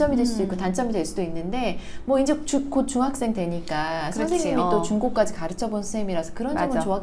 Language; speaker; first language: Korean; native; Korean